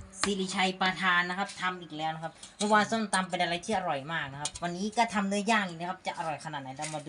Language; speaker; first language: Thai; native; Thai